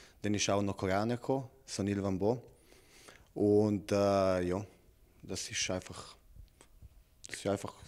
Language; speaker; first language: German; non-native, learner; Serbian